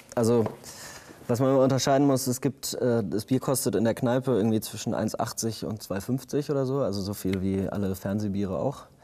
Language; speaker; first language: German; native; German